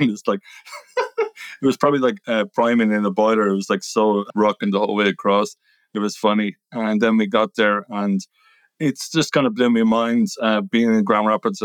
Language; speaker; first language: English; native; English